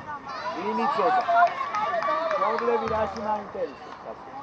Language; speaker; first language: Georgian; native; Georgian